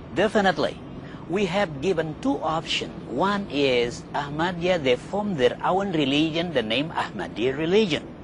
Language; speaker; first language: English; non-native, fluent; Indonesian